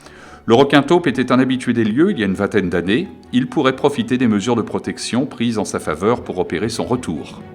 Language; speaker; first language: French; native; French